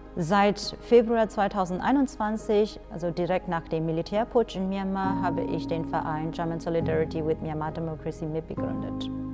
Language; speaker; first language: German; non-native, fluent; Burmese